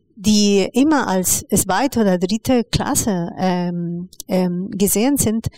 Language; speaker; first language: German; non-native, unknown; Spanish